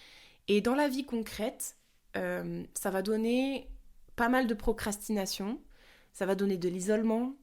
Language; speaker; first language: French; native; French